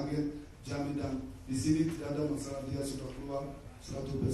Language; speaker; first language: Indonesian; non-native, fluent; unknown